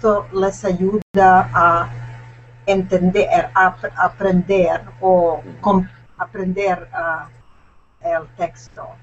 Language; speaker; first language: Spanish; non-native, learner; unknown